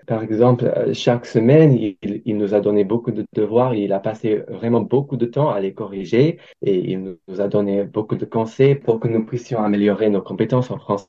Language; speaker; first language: French; non-native, fluent; English